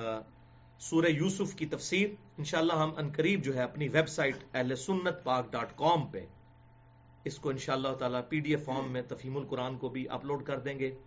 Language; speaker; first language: Urdu; non-native, local second language; Punjabi